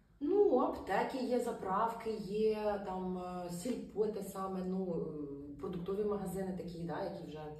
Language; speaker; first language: Ukrainian; non-native, local second language; Russian